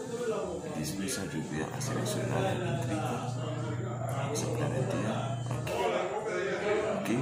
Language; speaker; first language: Spanish; non-native, learner; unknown